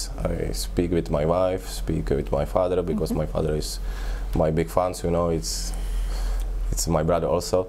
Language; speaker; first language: English; non-native, learner; Czech